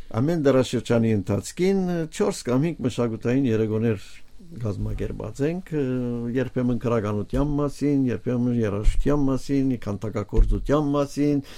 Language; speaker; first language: Armenian; native; Armenian